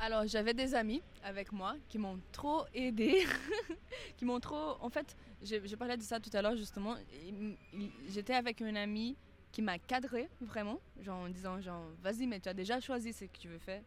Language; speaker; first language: French; non-native, fluent; Portuguese